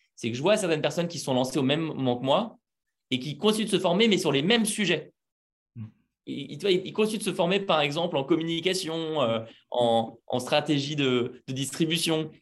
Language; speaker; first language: French; native; French